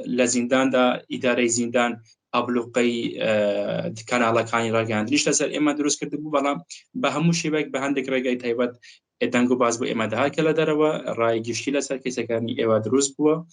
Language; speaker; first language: Central Kurdish; non-native, local second language; Kurdish